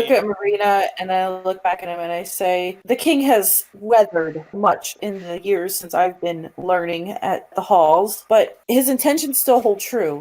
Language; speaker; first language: English; native; English